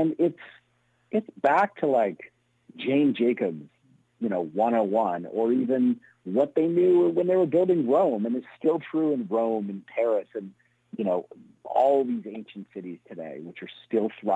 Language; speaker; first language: English; native; English